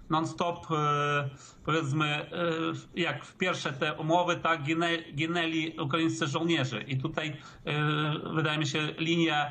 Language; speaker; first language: Polish; early bilingual, heritage; Polish